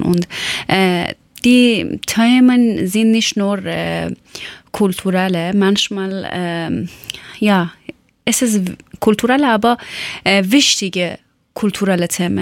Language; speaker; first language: German; non-native, learner; Persian